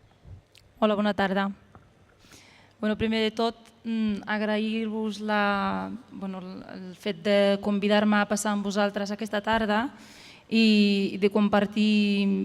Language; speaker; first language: Catalan; non-native, fluent; Arabic